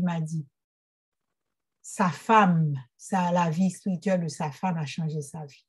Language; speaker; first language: French; non-native, local second language; Haitian Creole